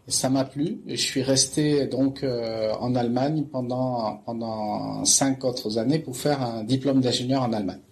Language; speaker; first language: French; non-native, local second language; Arabic